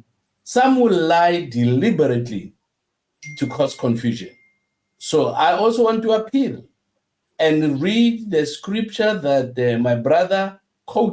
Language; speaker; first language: English; non-native, local second language; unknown